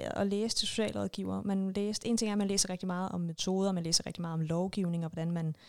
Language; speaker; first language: Danish; non-native, fluent; Russian